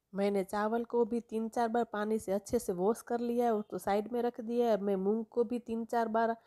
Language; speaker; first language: Hindi; non-native, local second language; Gujarati